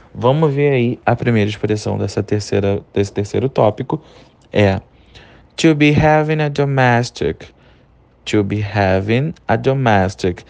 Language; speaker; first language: Portuguese; native; Portuguese